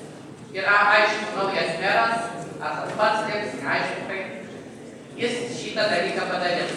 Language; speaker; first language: Lithuanian; native; Lithuanian